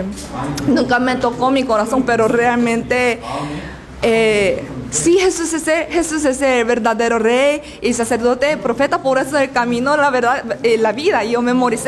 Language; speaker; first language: Spanish; non-native, learner; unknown